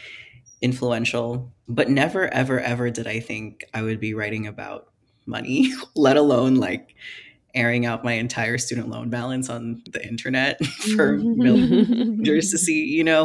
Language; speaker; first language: English; non-native, local second language; Filipino